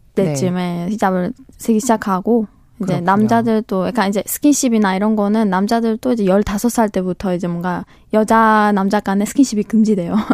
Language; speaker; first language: Korean; non-native, fluent; Persian